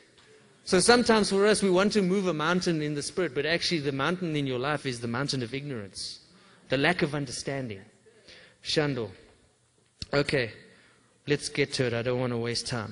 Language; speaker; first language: English; native; English